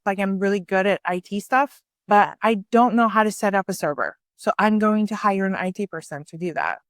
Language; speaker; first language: English; early bilingual, other home language; Persian